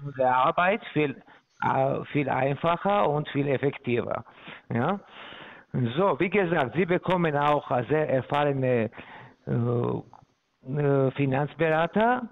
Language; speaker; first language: German; non-native, fluent; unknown